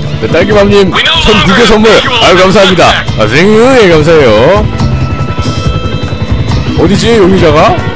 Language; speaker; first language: Korean; native; Korean